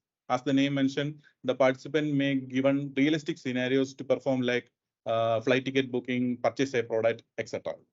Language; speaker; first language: English; non-native, local second language; Malayalam